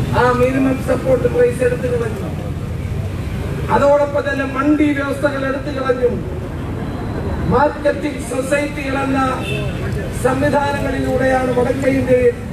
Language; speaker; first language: Malayalam; native; Malayalam